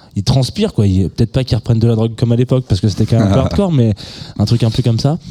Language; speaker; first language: French; native; French